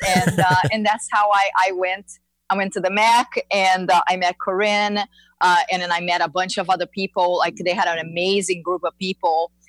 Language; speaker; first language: English; non-native, fluent; Portuguese